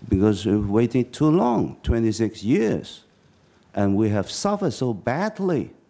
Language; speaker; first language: English; non-native, local second language; Chinese